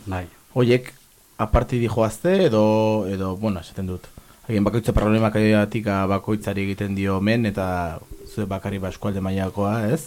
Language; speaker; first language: Basque; native; Basque